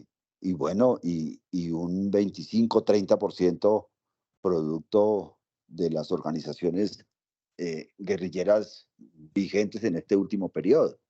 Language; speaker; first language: Spanish; native; Spanish